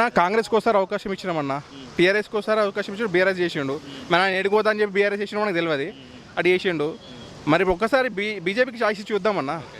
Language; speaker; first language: Telugu; native; Telugu